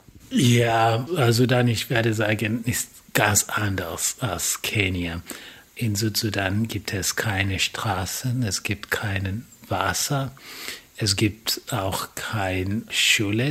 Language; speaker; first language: German; non-native, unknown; Swahili